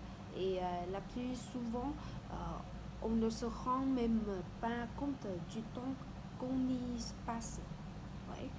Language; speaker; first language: French; non-native, learner; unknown